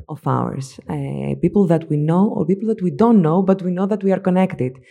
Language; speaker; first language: English; non-native, fluent; Greek